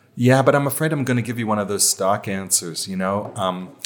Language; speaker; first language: English; native; English